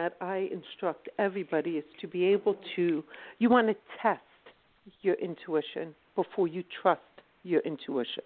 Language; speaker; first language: English; native; English